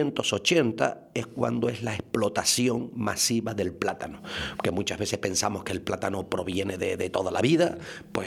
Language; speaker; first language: Spanish; native; Spanish